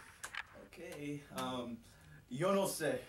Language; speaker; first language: Spanish; non-native, learner; English